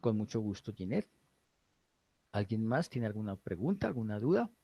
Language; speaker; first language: Spanish; native; Spanish